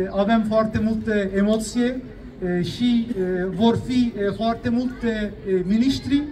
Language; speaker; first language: Romanian; non-native, learner; Turkish